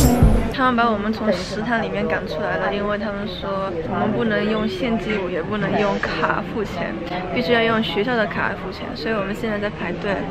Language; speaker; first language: Chinese; early bilingual, heritage; Chinese